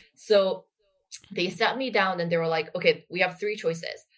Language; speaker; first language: English; non-native, fluent; Korean